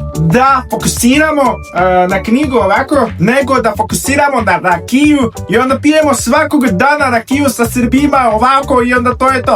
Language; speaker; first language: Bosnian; non-native, fluent; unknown